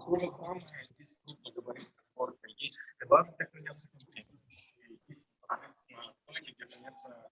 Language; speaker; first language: Russian; native; Russian